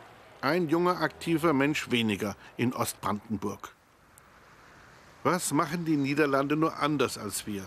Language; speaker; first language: German; native; German